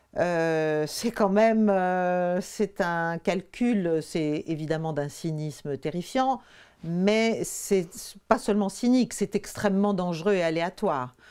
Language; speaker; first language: French; native; French